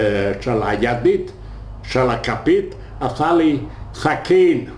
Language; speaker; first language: Hebrew; non-native, fluent; Yiddish